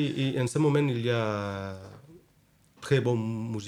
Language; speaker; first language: French; non-native, learner; Spanish